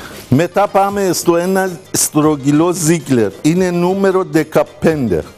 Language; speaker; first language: Greek; non-native, learner; Persian